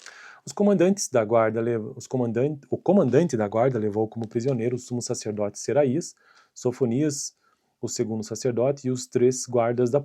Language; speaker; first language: Portuguese; native; Portuguese